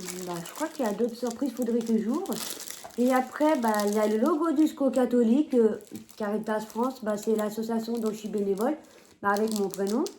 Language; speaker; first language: French; native; French